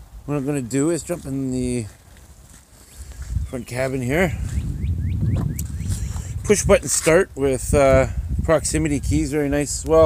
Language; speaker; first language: English; native; English